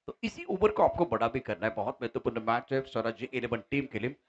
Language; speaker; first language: Hindi; non-native, local second language; Marathi